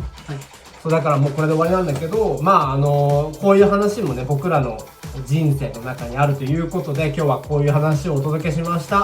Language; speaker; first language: Japanese; native; Japanese